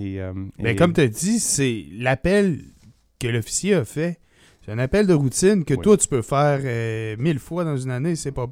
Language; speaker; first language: French; native; French